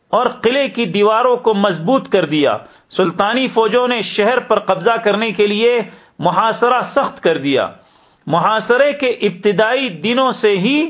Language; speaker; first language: Urdu; native; Urdu